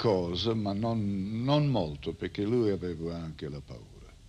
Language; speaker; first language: Italian; non-native, learner; English